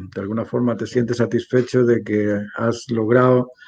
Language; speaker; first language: Spanish; native; Spanish